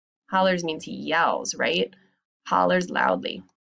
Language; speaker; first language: English; native; English